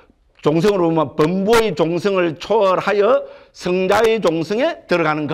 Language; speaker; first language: Korean; native; Korean